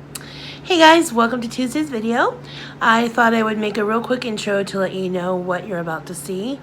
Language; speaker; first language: English; native; English